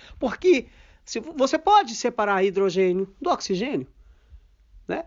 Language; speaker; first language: Portuguese; non-native, local second language; Kabuverdianu